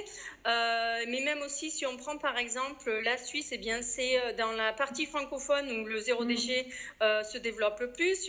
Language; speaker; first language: French; native; French